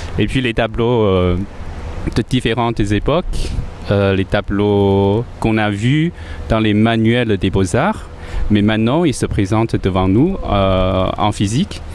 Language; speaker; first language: French; non-native, fluent; Chinese